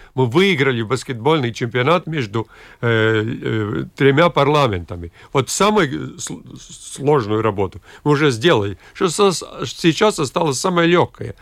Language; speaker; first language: Russian; non-native, local second language; Latvian